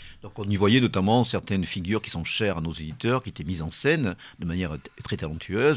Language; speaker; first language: French; native; French